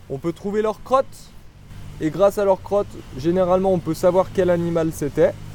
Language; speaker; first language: French; native; French